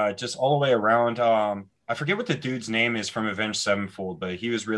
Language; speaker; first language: English; native; English